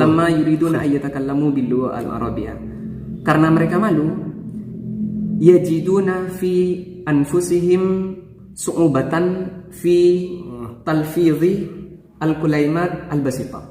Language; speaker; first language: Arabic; non-native, fluent; Indonesian